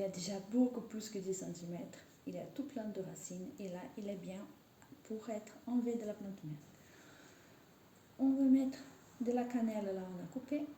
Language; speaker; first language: French; native; French